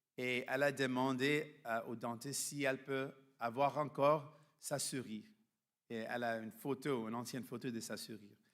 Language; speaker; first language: French; non-native, fluent; English